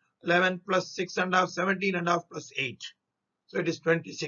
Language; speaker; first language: English; non-native, local second language; Tamil